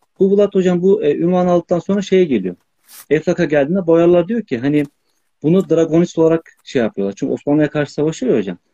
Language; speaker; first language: Turkish; native; Turkish